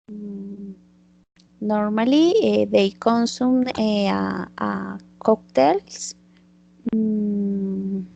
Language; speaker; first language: English; non-native, learner; Spanish